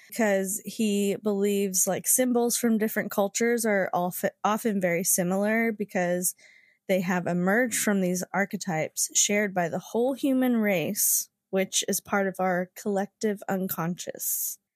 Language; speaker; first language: English; native; English